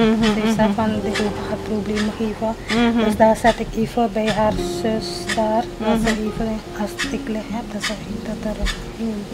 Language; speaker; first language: Dutch; non-native, local second language; Caribbean Hindustani